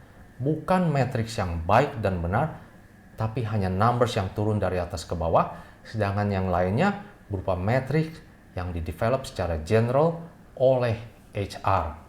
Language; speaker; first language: Indonesian; native; Indonesian